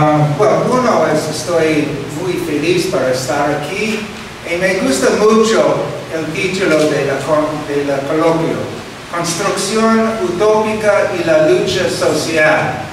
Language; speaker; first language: Spanish; non-native, fluent; English